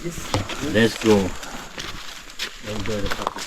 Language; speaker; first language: English; non-native, local second language; Malay